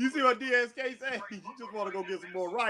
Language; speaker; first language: English; native; English